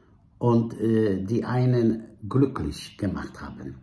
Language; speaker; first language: German; non-native, fluent; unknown